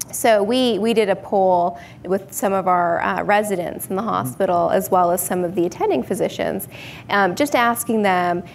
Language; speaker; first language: English; native; English